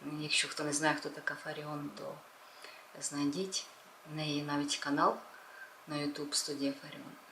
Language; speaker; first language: Ukrainian; non-native, local second language; Russian